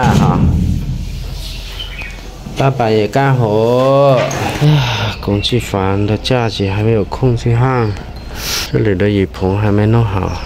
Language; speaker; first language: Chinese; native; Chinese